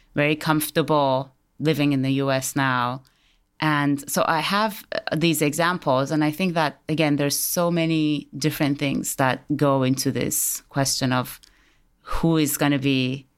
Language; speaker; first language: English; early bilingual, other home language; Persian